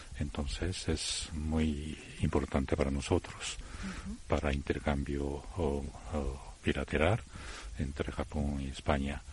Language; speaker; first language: Spanish; non-native, fluent; Japanese